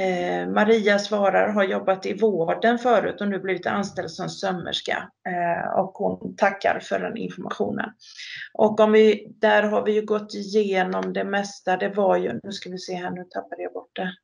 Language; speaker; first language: Swedish; native; Swedish